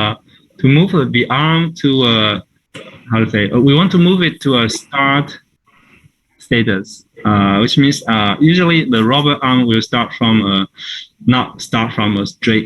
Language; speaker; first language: English; non-native, local second language; Chinese